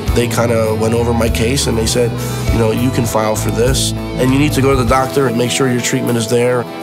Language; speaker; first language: English; native; English